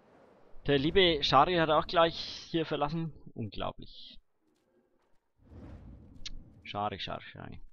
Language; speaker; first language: German; native; German